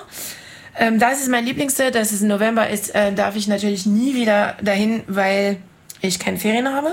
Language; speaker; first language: German; non-native, fluent; French